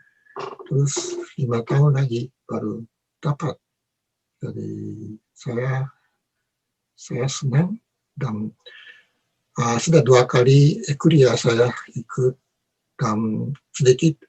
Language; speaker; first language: Indonesian; non-native, learner; Japanese